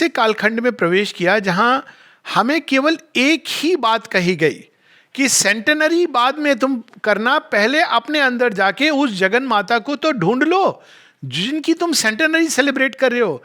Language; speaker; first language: Hindi; native; Hindi